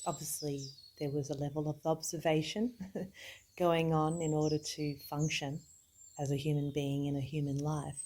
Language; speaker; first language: English; native; English